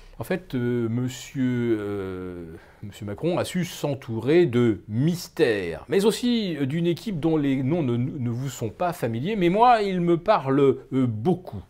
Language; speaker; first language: French; native; French